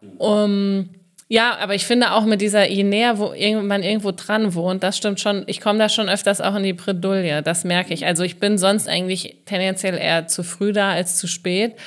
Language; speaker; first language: German; native; German